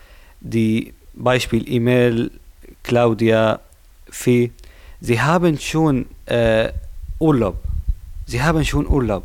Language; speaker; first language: German; non-native, learner; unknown